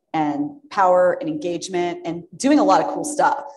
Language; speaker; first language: English; native; English